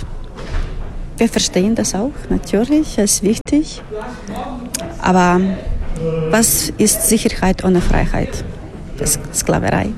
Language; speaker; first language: German; non-native, fluent; Ukrainian